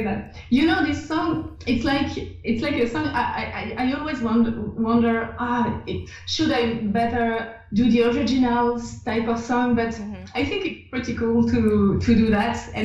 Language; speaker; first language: English; non-native, fluent; French